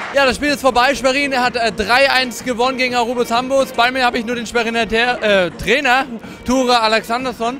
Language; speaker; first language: German; native; German